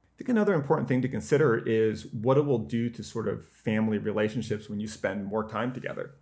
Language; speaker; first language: English; native; English